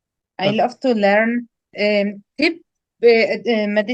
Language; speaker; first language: English; non-native, learner; Indonesian